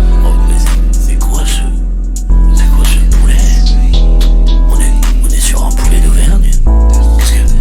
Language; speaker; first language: French; native; French